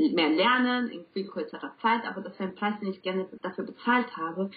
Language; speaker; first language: German; non-native, fluent; Spanish